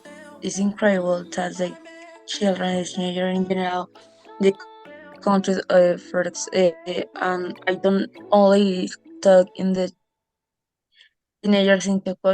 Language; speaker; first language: English; non-native, learner; Spanish